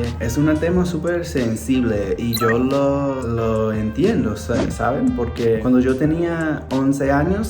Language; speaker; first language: Spanish; non-native, fluent; English